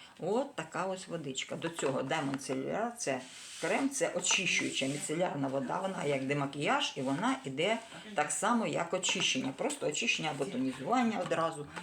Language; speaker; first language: Ukrainian; non-native, local second language; Russian